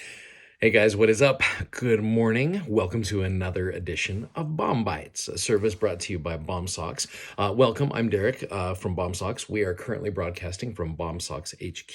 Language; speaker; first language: English; native; English